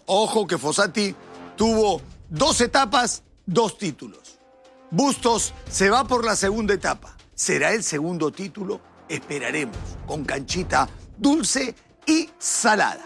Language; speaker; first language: Spanish; native; Spanish